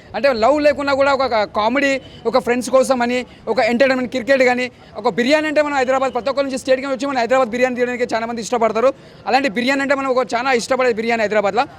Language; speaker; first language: Telugu; native; Telugu